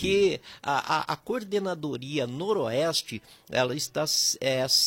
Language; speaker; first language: Portuguese; native; Portuguese